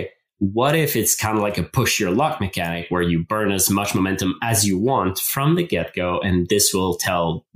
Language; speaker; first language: English; non-native, fluent; French